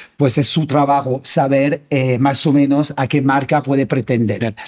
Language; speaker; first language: Spanish; non-native, fluent; French